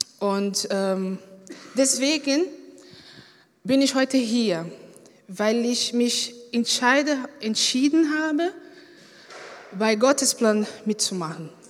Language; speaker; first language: German; non-native, fluent; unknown